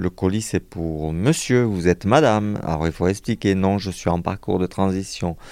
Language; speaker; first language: French; native; French